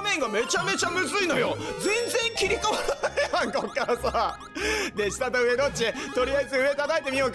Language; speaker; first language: Japanese; native; Japanese